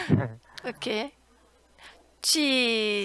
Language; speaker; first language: English; non-native, learner; Korean